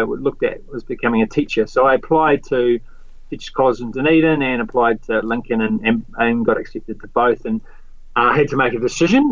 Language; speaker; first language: English; native; English